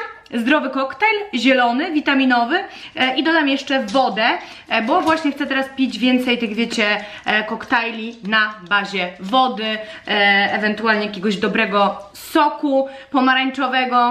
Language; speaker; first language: Polish; native; Polish